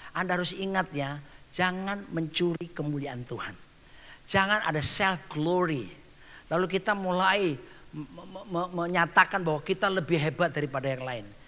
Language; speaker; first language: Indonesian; native; Indonesian